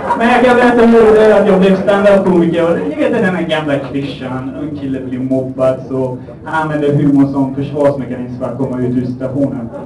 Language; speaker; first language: Swedish; early bilingual, other home language; Persian